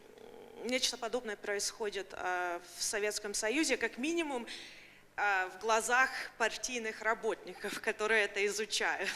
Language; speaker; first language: Russian; early bilingual, heritage; Russian